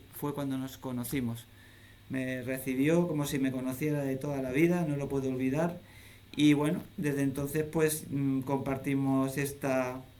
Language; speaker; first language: Spanish; native; Spanish